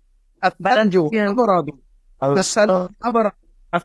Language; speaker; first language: Arabic; non-native, fluent; Urdu